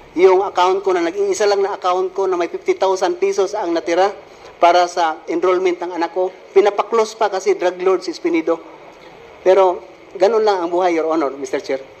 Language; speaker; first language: Filipino; non-native, local second language; Cebuano